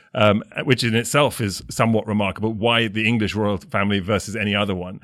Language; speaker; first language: English; native; English